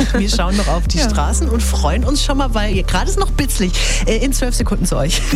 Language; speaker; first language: German; native; German